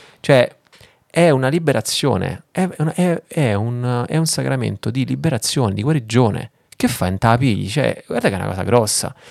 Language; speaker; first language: Italian; native; Italian